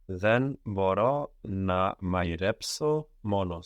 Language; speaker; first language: Greek; non-native, learner; English